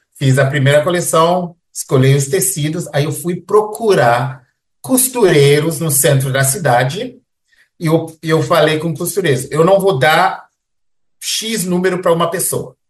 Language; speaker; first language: Portuguese; early bilingual, heritage; Portuguese